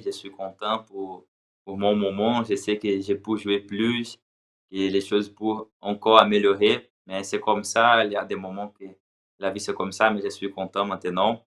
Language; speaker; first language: French; non-native, learner; Portuguese